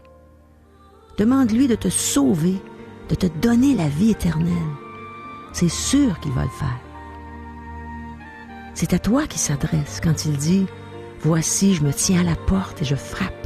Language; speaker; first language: French; native; French